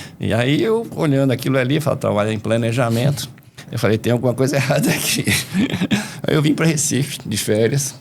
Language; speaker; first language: Portuguese; early bilingual, other home language; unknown